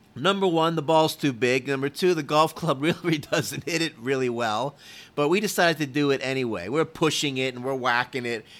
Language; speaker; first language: English; native; English